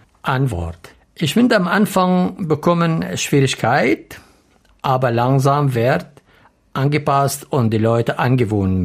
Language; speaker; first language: German; non-native, learner; Arabic